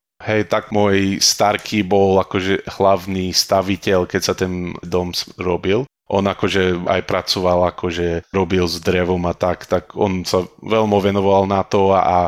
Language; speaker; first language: Slovak; early bilingual, heritage; Slovak